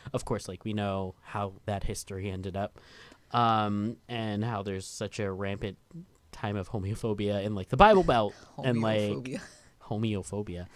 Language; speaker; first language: English; native; English